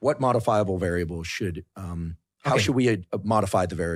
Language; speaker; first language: English; native; English